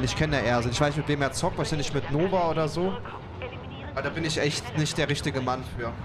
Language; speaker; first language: German; native; German